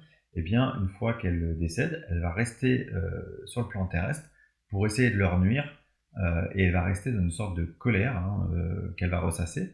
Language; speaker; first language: French; native; French